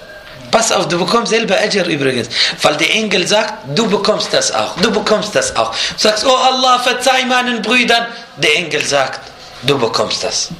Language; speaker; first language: German; non-native, fluent; Arabic